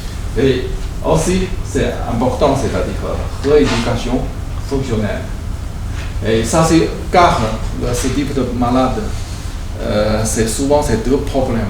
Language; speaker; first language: French; non-native, learner; Chinese